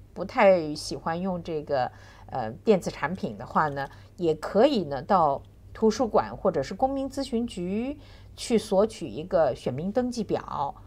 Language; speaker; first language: Chinese; native; Chinese